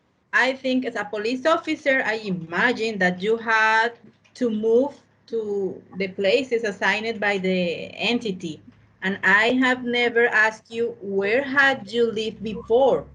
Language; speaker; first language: English; non-native, learner; Spanish